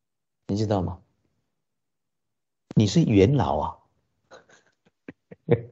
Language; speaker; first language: Chinese; native; Chinese